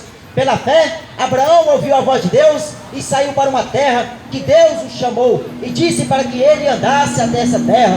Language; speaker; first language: Portuguese; native; Portuguese